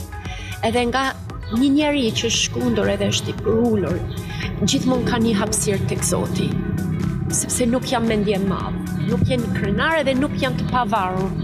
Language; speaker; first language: Albanian; non-native, learner; English